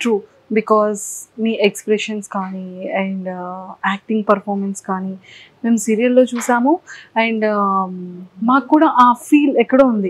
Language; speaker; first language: Telugu; native; Telugu